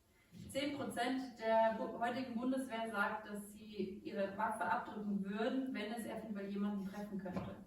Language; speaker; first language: German; native; German